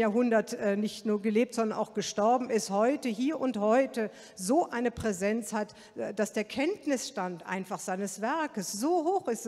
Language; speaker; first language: German; native; German